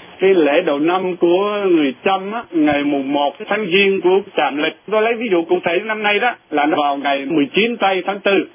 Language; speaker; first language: Vietnamese; non-native, local second language; Eastern Cham